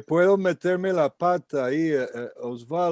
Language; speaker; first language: Spanish; non-native, fluent; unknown